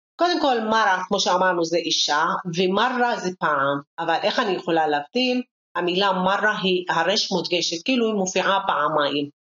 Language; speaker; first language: Hebrew; non-native, local second language; Arabic